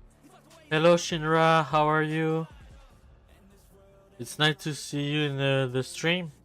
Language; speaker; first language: English; non-native, learner; French